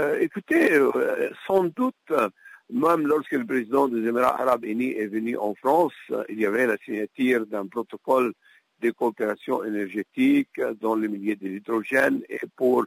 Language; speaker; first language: French; non-native, local second language; Arabic